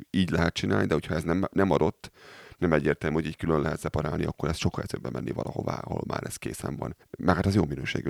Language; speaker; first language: Hungarian; native; Hungarian